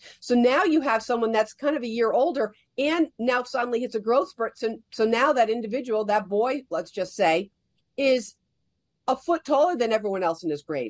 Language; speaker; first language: English; native; English